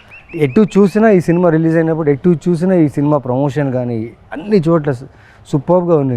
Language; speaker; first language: Telugu; native; Telugu